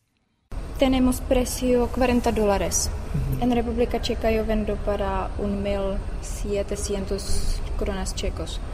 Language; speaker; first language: Spanish; non-native, learner; Czech